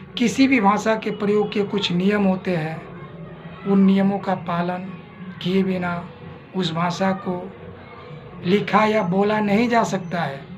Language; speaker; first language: Hindi; native; Hindi